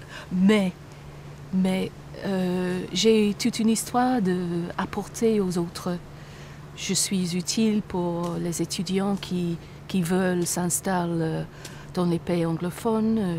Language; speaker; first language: French; non-native, fluent; English